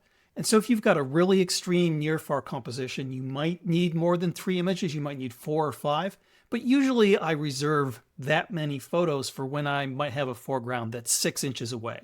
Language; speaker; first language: English; native; English